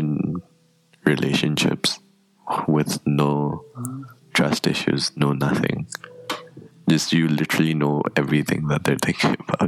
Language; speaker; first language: English; non-native, local second language; Tibetan